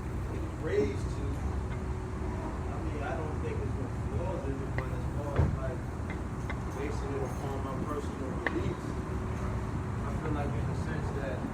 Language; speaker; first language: English; native; English